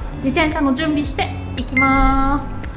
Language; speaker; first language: Japanese; non-native, fluent; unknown